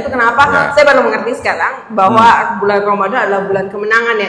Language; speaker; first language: Indonesian; native; Indonesian